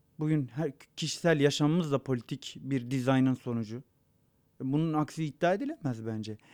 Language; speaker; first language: Turkish; non-native, local second language; Zaza